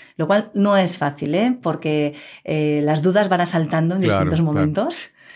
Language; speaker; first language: Spanish; native; Spanish